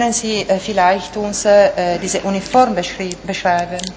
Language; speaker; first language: German; non-native, fluent; Italian